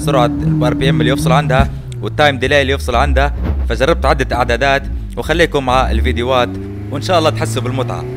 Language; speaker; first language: Arabic; native; Arabic